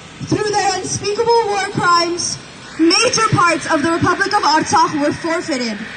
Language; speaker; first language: English; early bilingual, other home language; Armenian